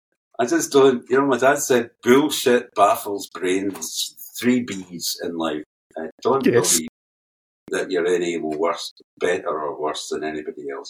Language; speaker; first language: English; native; English